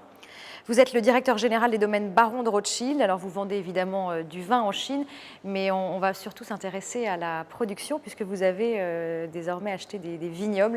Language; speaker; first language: French; native; French